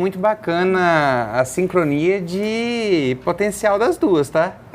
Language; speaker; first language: Portuguese; native; Portuguese